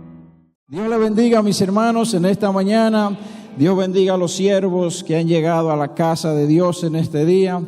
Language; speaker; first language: Spanish; native; Spanish